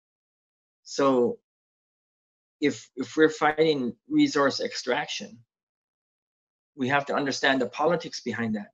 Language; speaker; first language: English; non-native, fluent; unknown